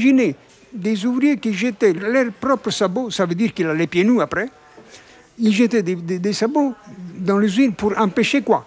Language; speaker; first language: French; non-native, fluent; Italian